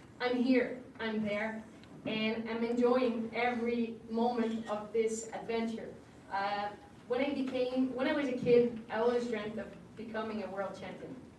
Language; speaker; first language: English; non-native, fluent; French